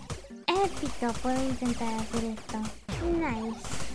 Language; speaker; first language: Spanish; early bilingual, heritage; Spanish